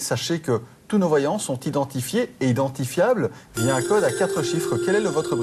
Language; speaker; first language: French; native; French